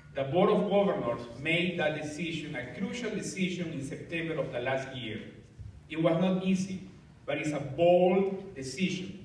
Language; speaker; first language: English; non-native, fluent; Spanish